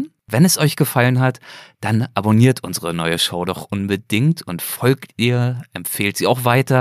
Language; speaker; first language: German; native; German